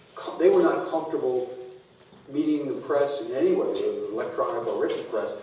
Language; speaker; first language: English; native; English